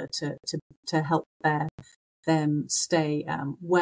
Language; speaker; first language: English; native; English